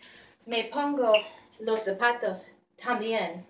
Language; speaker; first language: Spanish; non-native, learner; English